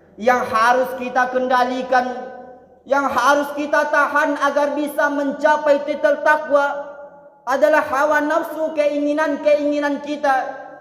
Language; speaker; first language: Malay; non-native, local second language; Minangkabau